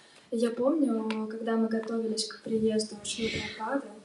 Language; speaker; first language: Russian; native; Russian